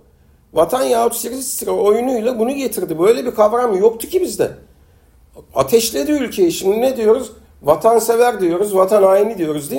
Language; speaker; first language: Turkish; native; Turkish